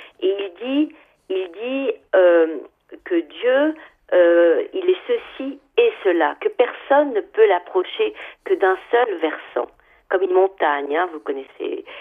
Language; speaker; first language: French; non-native, local second language; Arabic